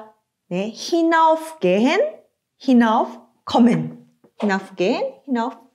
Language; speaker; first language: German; non-native, fluent; Korean